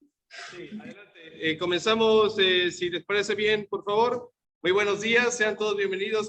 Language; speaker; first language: Spanish; native; Spanish